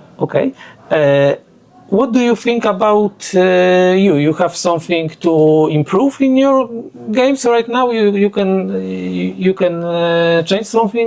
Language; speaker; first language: English; non-native, learner; Polish